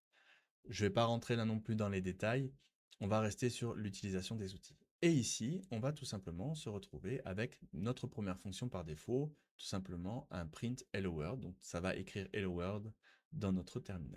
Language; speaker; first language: French; native; French